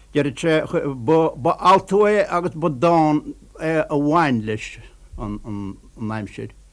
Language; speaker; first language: Irish; native; Irish